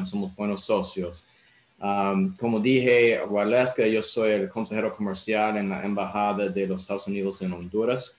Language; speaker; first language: Spanish; non-native, fluent; English